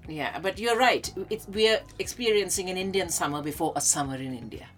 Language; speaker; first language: English; non-native, local second language; Hindi